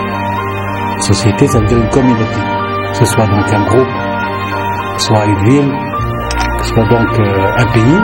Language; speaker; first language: French; non-native, local second language; Arabic